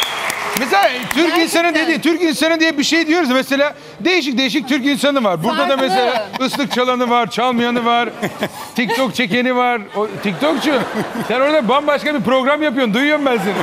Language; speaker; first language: Turkish; native; Turkish